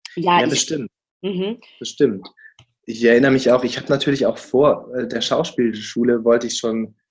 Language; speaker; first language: German; native; German